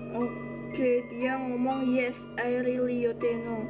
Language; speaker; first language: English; non-native, learner; Indonesian